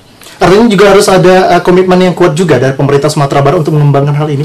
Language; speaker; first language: Indonesian; native; Indonesian